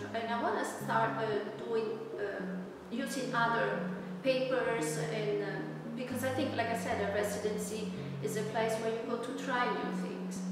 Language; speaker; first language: English; non-native, fluent; Italian